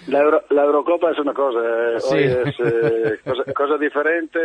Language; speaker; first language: Spanish; non-native, fluent; Italian